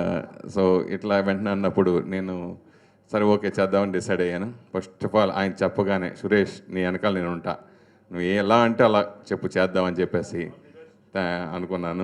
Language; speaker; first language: Telugu; native; Telugu